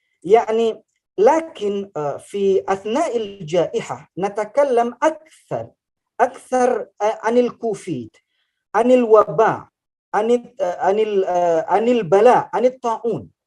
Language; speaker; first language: Arabic; non-native, fluent; Indonesian